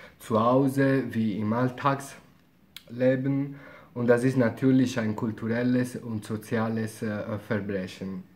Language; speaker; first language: German; non-native, fluent; Italian